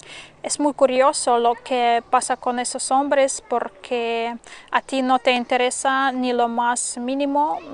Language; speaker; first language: Spanish; non-native, fluent; Russian